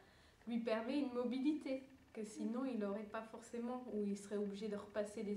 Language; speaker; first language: French; early bilingual, other home language; Dutch